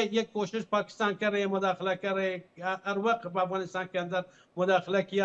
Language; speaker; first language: Hindi; non-native, fluent; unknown